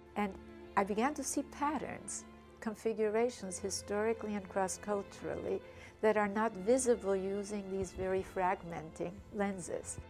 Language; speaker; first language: English; early bilingual, other home language; German